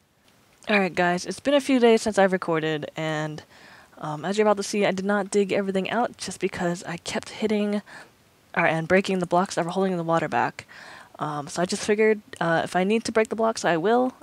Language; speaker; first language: English; native; English